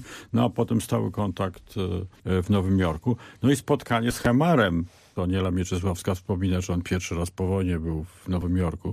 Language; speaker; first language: Polish; native; Polish